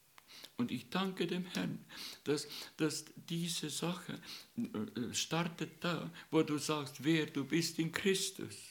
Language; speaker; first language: German; non-native, learner; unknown